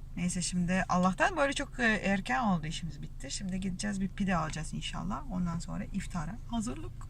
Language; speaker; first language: Turkish; non-native, fluent; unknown